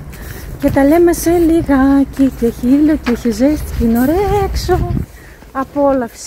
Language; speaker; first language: Greek; native; Greek